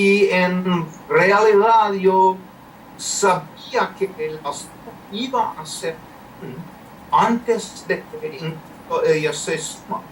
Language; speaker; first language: Spanish; non-native, fluent; English